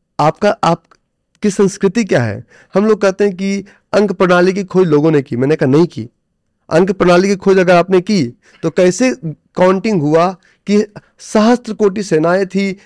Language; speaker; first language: Hindi; native; Hindi